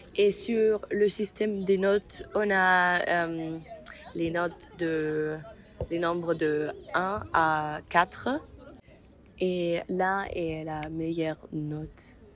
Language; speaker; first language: French; non-native, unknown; German